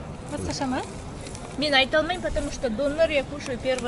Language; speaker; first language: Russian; non-native, local second language; Kazakh